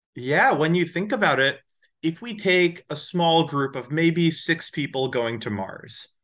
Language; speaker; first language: English; native; English